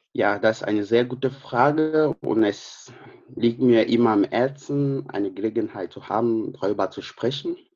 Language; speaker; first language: German; non-native, fluent; French